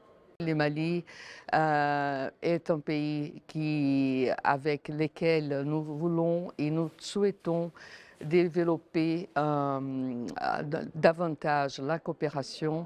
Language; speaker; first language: French; non-native, fluent; Portuguese